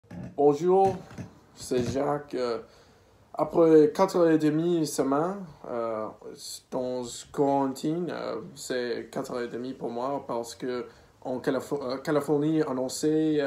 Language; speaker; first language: French; non-native, learner; English